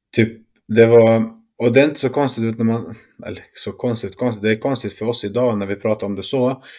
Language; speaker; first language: Swedish; early bilingual, other home language; Arabic